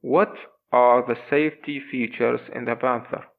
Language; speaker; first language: English; non-native, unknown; Arabic